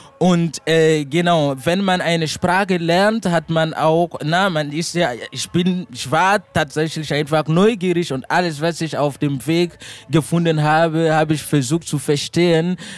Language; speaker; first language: German; non-native, fluent; Mossi